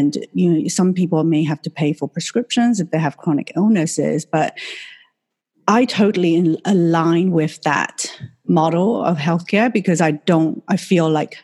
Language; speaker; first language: English; non-native, fluent; Chinese